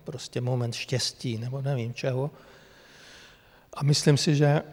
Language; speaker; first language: Czech; non-native, fluent; Hungarian